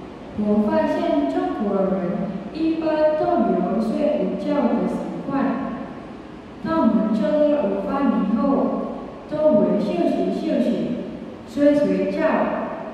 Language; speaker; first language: Chinese; non-native, learner; Indonesian